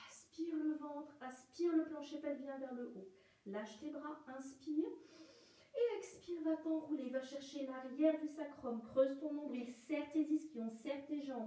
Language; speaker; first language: French; native; French